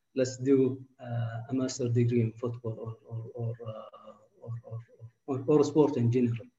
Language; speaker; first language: English; non-native, fluent; Arabic